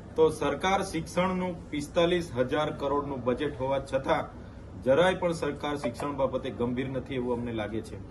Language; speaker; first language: Gujarati; non-native, local second language; Vasavi